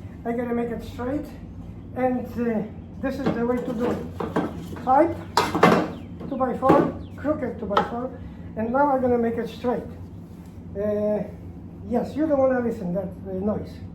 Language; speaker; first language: English; non-native, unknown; Polish